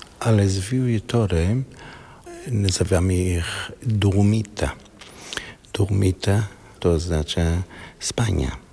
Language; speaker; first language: Polish; non-native, learner; Hebrew